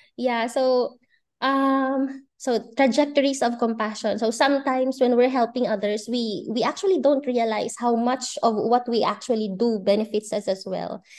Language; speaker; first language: English; non-native, local second language; Bikol